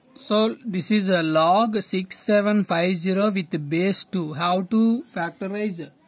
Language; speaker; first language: English; non-native, local second language; Telugu